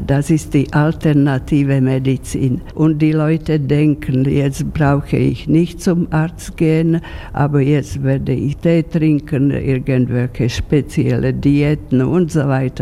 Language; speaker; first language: German; non-native, fluent; Slovak